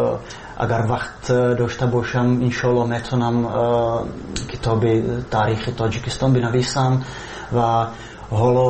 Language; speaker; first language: Persian; non-native, fluent; Czech